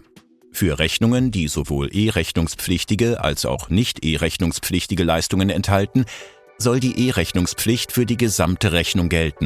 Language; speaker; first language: German; native; German